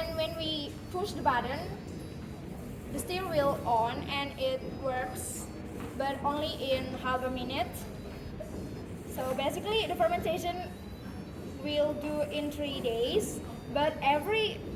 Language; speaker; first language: English; non-native, learner; Indonesian